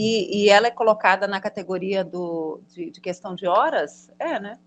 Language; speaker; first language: Portuguese; native; Portuguese